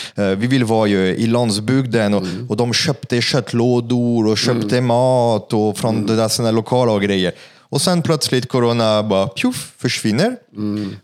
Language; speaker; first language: Swedish; non-native, fluent; French